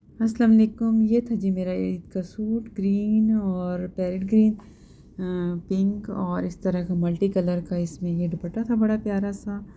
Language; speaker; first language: Urdu; native; Urdu